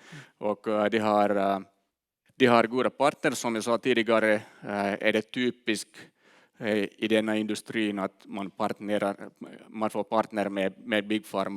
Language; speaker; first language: Swedish; non-native, learner; Finnish